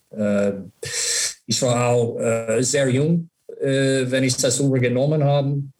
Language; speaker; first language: German; non-native, learner; English